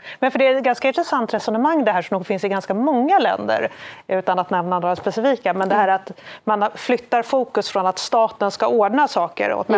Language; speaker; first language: Swedish; native; Swedish